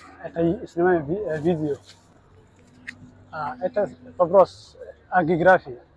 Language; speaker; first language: Russian; non-native, learner; Somali